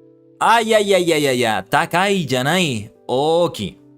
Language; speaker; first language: Japanese; non-native, learner; English